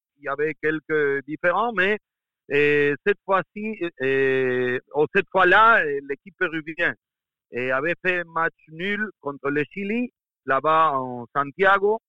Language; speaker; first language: French; non-native, fluent; Spanish